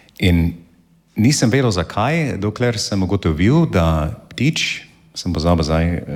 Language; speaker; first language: Slovenian; non-native, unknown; English